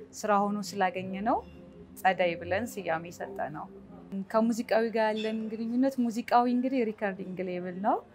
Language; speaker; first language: Amharic; native; Amharic